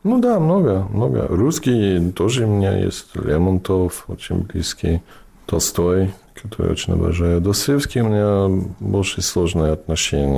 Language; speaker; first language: Russian; non-native, fluent; English